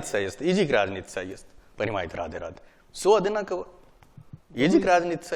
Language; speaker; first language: Russian; non-native, learner; Hindi